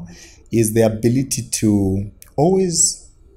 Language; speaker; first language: English; non-native, local second language; Bemba